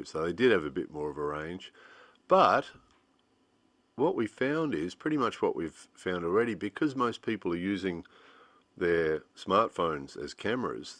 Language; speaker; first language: English; native; English